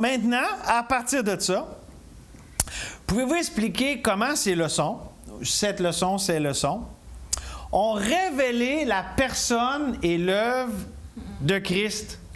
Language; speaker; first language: French; native; French